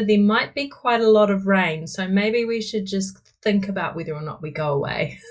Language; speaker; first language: English; native; English